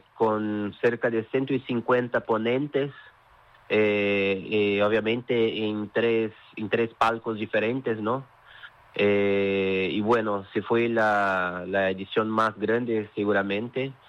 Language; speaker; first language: Spanish; non-native, fluent; Portuguese